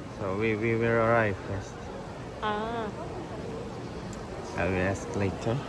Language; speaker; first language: English; non-native, fluent; Korean